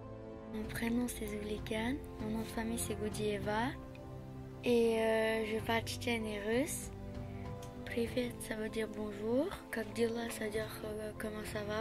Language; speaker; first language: French; early bilingual, other home language; Chechen